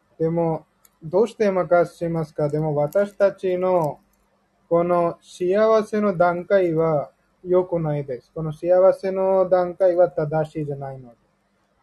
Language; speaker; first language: Japanese; non-native, learner; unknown